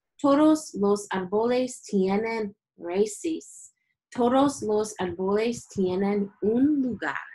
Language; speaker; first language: Spanish; non-native, learner; English